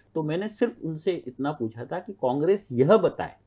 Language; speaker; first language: Hindi; native; Hindi